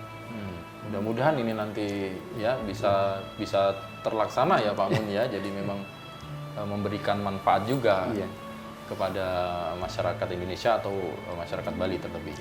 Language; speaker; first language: Indonesian; native; Indonesian